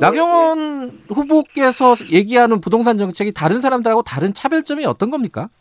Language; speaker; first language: Korean; native; Korean